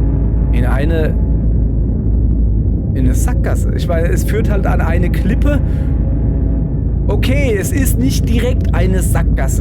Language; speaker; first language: German; native; German